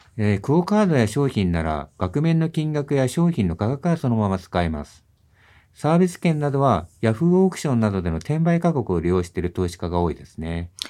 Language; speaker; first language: Japanese; native; Japanese